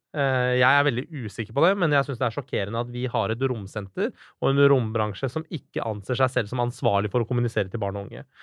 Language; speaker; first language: Norwegian; native; Norwegian